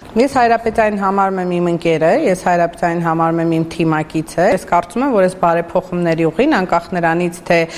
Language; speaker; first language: Armenian; native; Armenian